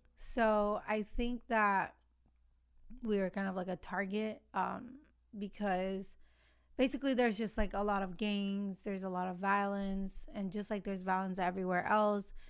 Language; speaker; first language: English; early bilingual, other home language; Spanish